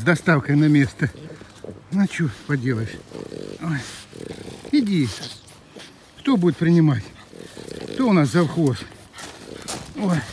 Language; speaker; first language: Russian; native; Russian